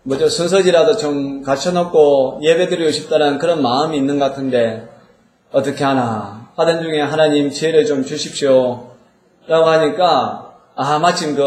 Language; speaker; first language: Korean; native; Korean